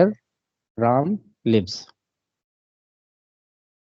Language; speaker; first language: English; non-native, local second language; Hindi